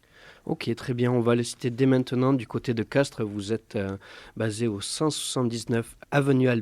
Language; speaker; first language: French; native; French